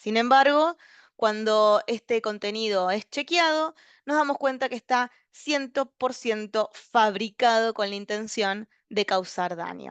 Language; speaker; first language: Spanish; native; Spanish